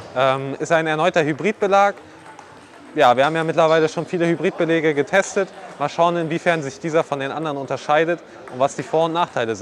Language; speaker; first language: German; native; German